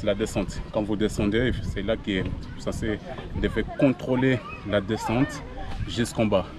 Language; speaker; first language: French; native; French